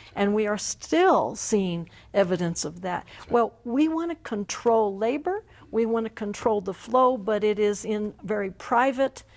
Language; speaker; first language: English; native; English